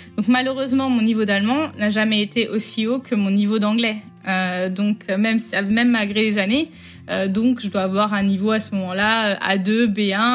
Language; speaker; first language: French; native; French